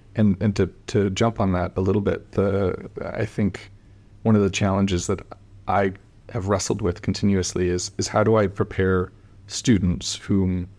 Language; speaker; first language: English; native; English